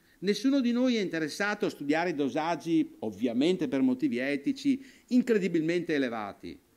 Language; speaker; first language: Italian; native; Italian